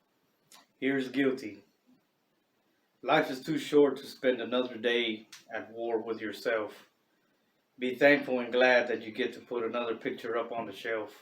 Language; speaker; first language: English; native; English